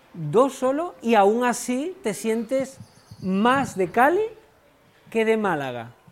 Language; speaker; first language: Spanish; native; Spanish